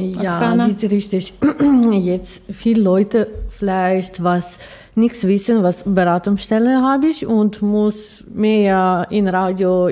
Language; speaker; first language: German; non-native, learner; Ukrainian